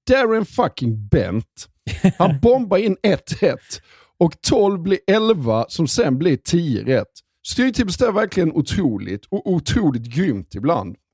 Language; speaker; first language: Swedish; native; Swedish